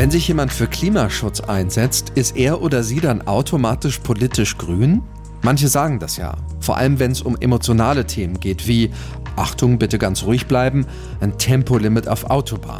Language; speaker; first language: German; native; German